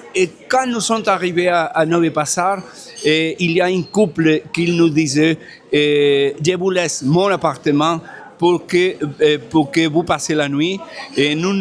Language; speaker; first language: French; non-native, fluent; Spanish